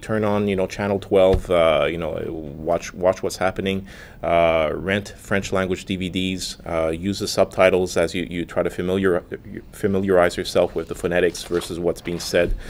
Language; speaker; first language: English; non-native, fluent; French